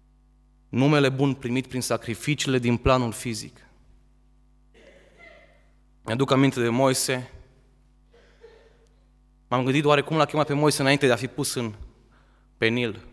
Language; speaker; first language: Romanian; native; Romanian